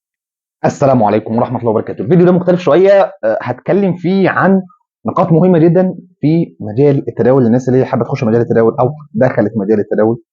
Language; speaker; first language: Arabic; native; Arabic